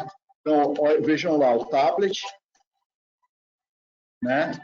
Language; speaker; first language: Portuguese; native; Portuguese